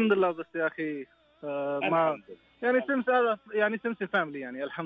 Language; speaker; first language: Arabic; non-native, learner; Urdu